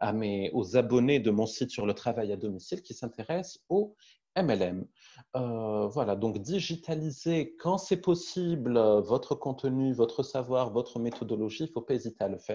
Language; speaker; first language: French; native; French